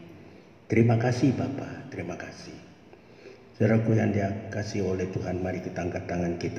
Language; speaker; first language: Malay; native; Malay